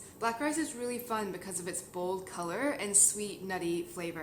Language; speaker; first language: English; native; English